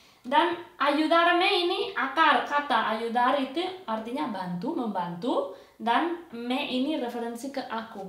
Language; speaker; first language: Indonesian; non-native, fluent; Spanish